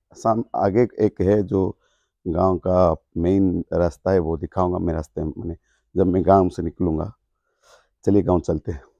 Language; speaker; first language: Hindi; non-native, local second language; Odia